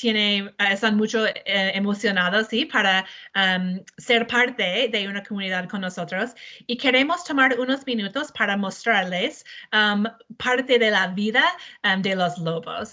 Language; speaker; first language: Spanish; non-native, learner; English